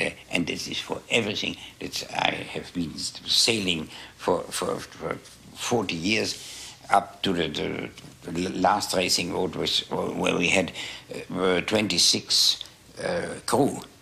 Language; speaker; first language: English; non-native, fluent; German